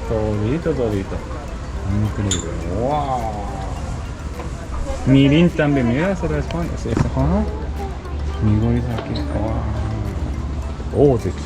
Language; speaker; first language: Spanish; non-native, learner; Japanese